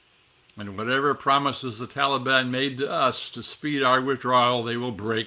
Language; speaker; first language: English; native; English